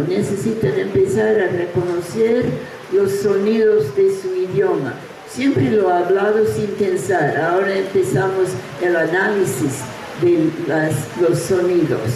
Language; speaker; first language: Spanish; non-native, fluent; English